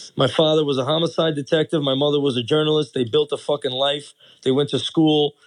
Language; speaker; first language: English; early bilingual, other home language; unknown